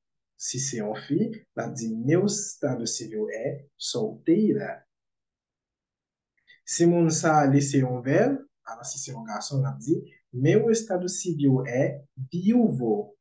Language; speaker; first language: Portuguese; non-native, learner; Haitian Creole